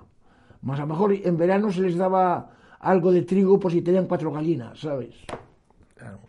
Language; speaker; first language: Spanish; native; Spanish